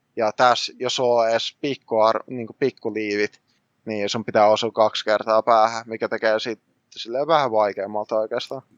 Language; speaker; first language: Finnish; early bilingual, other home language; Russian